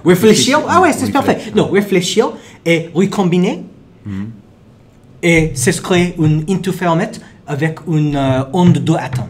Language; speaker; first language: French; non-native, learner; English